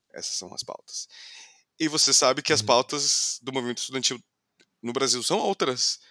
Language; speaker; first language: Portuguese; non-native, fluent; English